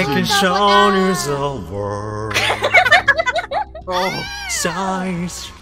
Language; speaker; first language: English; non-native, learner; Japanese